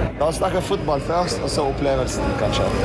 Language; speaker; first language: Norwegian; non-native, fluent; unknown